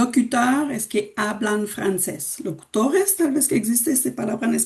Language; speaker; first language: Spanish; non-native, fluent; French